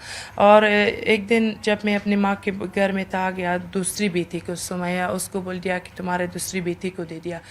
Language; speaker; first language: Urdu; non-native, learner; Persian